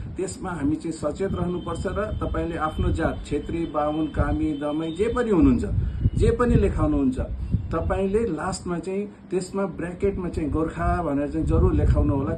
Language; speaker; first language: Nepali; native; Nepali